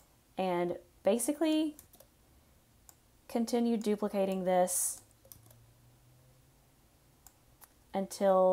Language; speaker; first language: English; native; English